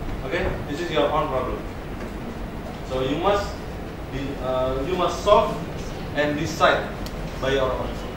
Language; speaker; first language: English; non-native, learner; Indonesian